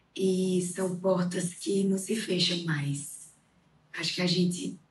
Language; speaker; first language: Portuguese; native; Portuguese